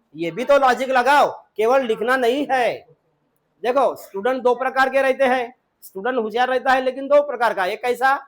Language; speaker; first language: Hindi; non-native, local second language; Marathi